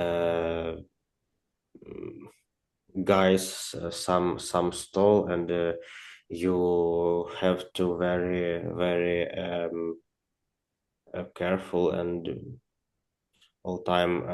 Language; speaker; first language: English; non-native, learner; Ukrainian